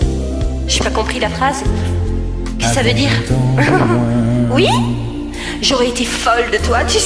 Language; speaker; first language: French; native; French